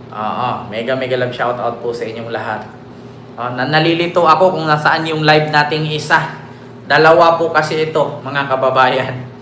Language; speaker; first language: Filipino; native; Filipino